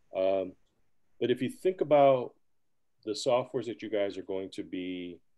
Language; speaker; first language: English; early bilingual, other home language; Spanish